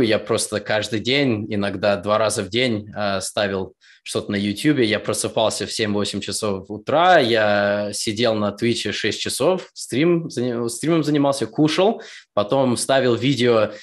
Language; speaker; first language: Russian; early bilingual, heritage; Russian